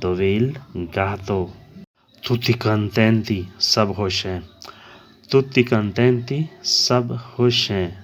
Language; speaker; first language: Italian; non-native, learner; Urdu